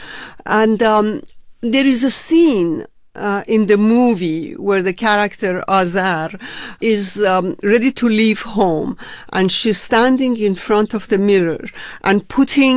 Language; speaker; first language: English; non-native, fluent; Persian